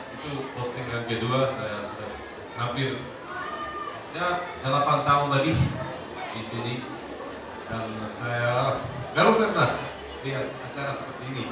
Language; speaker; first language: Indonesian; non-native, fluent; Slovak